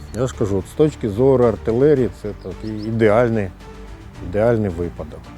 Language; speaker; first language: Ukrainian; early bilingual, other home language; Russian